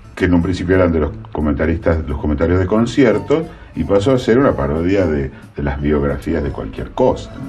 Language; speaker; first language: Spanish; native; Spanish